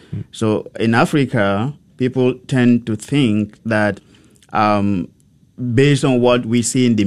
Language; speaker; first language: English; non-native, local second language; Hausa